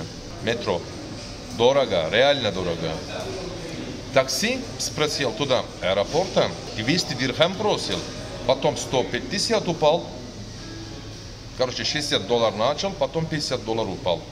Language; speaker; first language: Russian; non-native, learner; Turkish